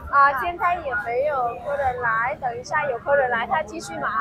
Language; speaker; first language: Chinese; non-native, fluent; Vietnamese